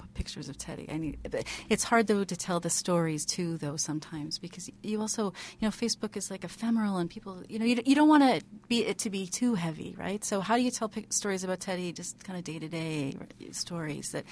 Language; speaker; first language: English; native; English